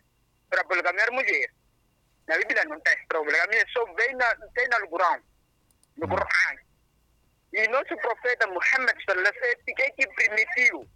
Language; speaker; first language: Portuguese; non-native, local second language; Makhuwa